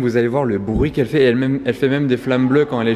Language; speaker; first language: French; native; French